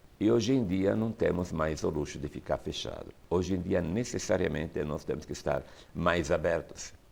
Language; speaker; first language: Portuguese; non-native, fluent; Italian